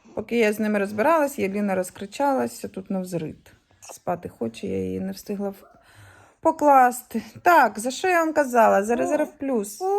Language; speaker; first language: Ukrainian; native; Ukrainian